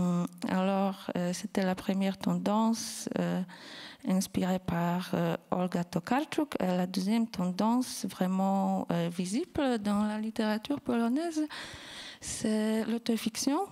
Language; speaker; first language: French; non-native, fluent; Polish